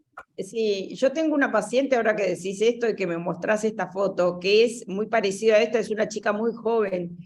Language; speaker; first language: Spanish; native; Spanish